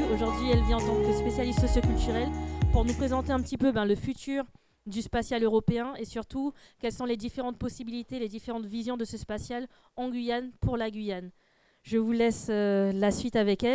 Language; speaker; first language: French; native; French